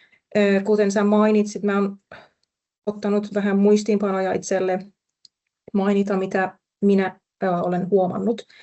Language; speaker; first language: Finnish; non-native, fluent; Persian